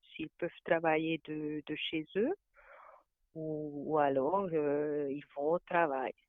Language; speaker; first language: French; non-native, fluent; Hungarian